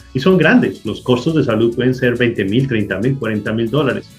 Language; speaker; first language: Spanish; native; Spanish